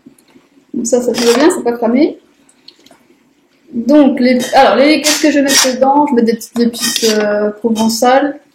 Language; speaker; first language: French; native; French